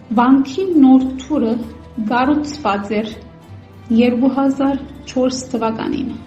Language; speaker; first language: Armenian; early bilingual, heritage; Armenian